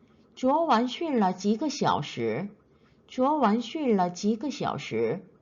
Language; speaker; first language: Chinese; non-native, fluent; Korean